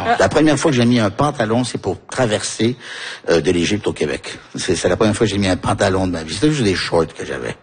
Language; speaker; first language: French; early bilingual, heritage; French